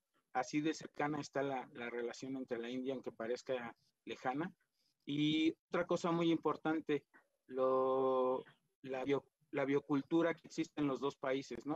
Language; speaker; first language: Spanish; native; Spanish